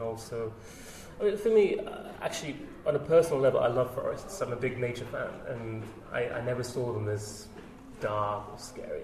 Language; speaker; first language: English; native; English